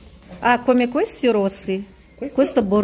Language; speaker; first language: Italian; non-native, learner; Russian